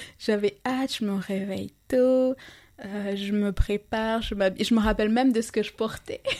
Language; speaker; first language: French; non-native, local second language; Ngazidja Comorian